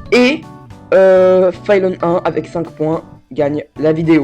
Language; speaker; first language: French; native; French